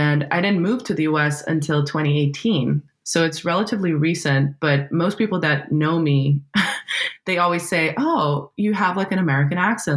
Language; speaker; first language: English; non-native, fluent; Portuguese